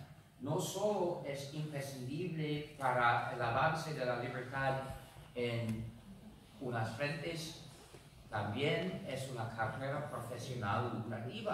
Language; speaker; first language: Spanish; non-native, fluent; English